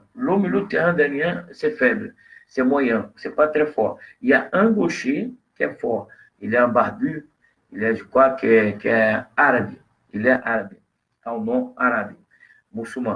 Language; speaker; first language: French; non-native, fluent; Portuguese